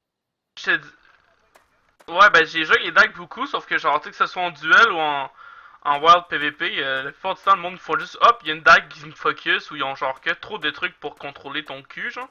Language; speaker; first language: French; native; French